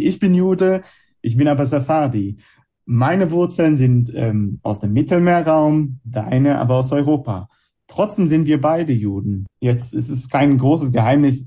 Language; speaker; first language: German; non-native, fluent; Hebrew